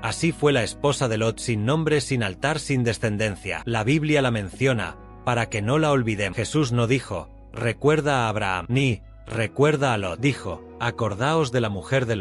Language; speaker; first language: Spanish; native; Spanish